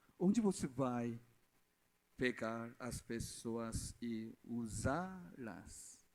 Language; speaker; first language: Portuguese; non-native, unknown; Korean